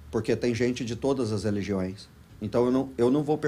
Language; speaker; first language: Portuguese; native; Portuguese